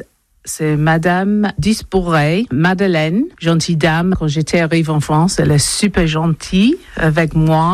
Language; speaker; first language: French; non-native, learner; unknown